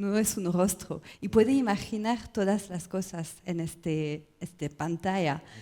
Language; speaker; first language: Spanish; non-native, learner; French